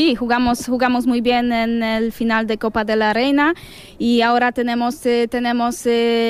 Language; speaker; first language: Spanish; non-native, learner; Polish